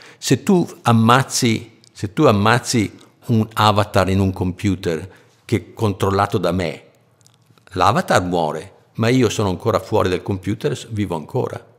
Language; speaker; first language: Italian; native; Italian